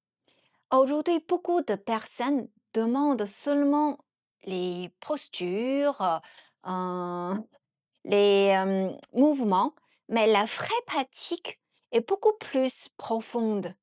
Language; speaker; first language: French; non-native, fluent; Chinese